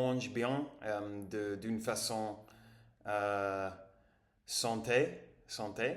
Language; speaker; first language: French; non-native, learner; English